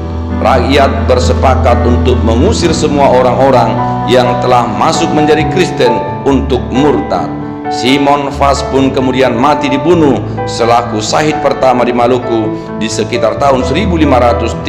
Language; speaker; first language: Indonesian; native; Indonesian